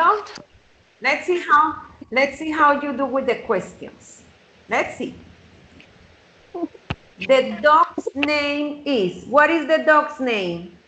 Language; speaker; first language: English; non-native, fluent; Spanish